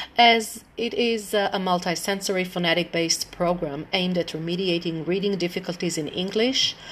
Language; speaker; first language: English; non-native, fluent; Hebrew